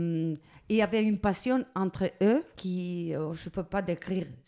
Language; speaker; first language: French; non-native, learner; Spanish